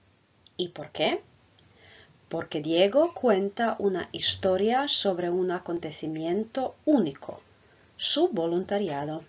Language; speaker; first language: Spanish; non-native, fluent; Croatian